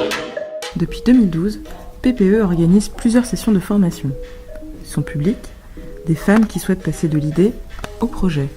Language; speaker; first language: French; native; French